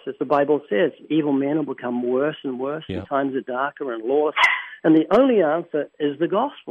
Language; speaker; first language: English; native; English